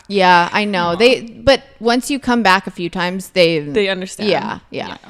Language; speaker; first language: English; native; English